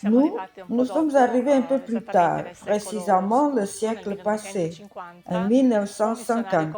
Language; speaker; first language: French; non-native, fluent; Italian